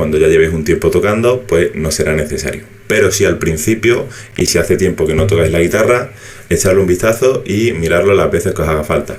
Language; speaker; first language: Spanish; native; Spanish